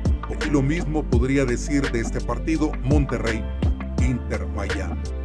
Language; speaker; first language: Spanish; native; Spanish